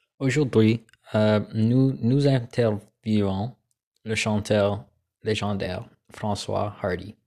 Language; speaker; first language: French; non-native, learner; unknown